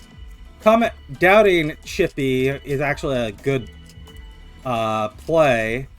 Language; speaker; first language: English; native; English